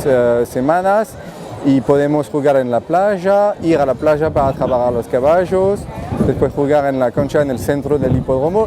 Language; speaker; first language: Spanish; non-native, fluent; French